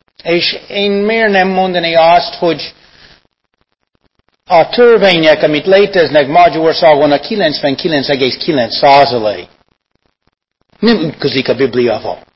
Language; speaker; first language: Hungarian; non-native, fluent; English